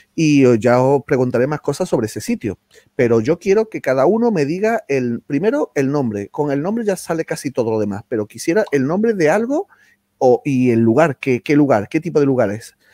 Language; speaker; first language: Spanish; native; Spanish